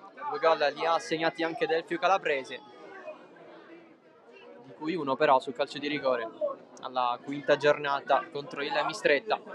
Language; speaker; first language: Italian; native; Italian